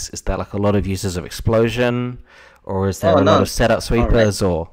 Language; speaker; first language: English; native; English